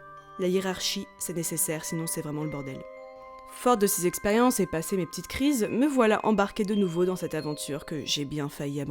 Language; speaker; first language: French; native; French